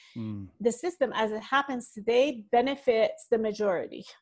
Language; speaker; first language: English; non-native, fluent; Persian